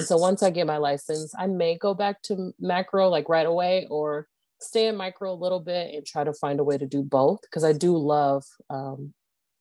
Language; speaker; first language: English; native; English